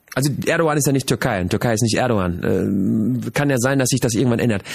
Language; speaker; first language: German; native; German